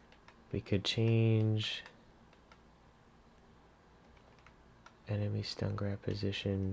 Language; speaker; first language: English; native; English